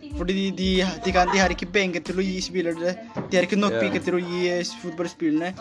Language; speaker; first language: Norwegian; non-native, learner; Spanish